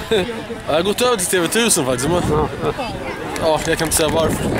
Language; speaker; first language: Swedish; native; Swedish